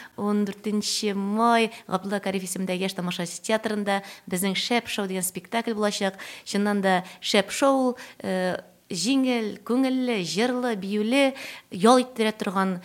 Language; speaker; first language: Tatar; native; Tatar